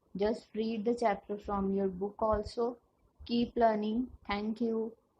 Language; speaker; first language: English; non-native, local second language; Punjabi